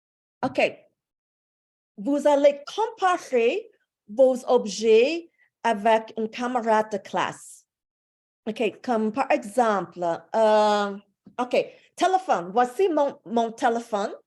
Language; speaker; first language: French; non-native, fluent; English